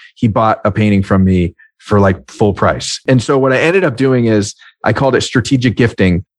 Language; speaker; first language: English; native; English